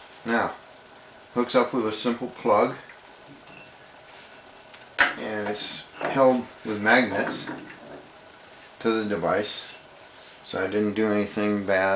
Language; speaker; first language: English; native; English